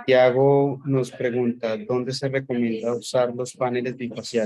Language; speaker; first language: Spanish; native; Spanish